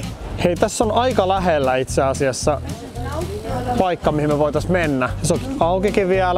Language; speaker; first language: Finnish; native; Finnish